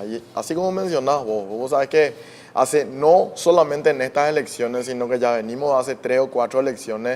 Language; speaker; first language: Spanish; native; Spanish